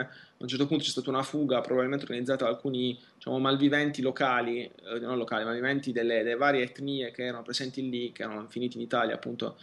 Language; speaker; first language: Italian; native; Italian